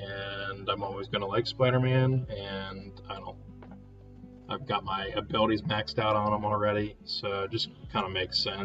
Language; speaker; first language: English; native; English